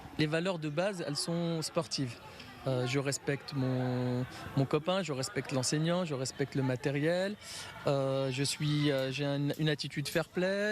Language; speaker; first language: French; native; French